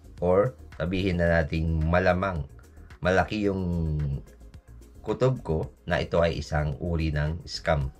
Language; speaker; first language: Filipino; native; Filipino